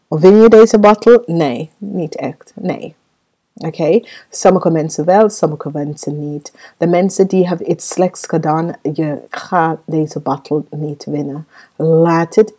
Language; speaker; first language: Dutch; non-native, fluent; English